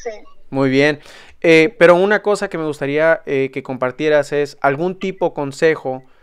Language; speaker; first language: Spanish; native; Spanish